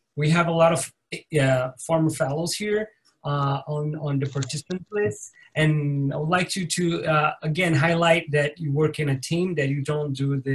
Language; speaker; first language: English; non-native, fluent; Portuguese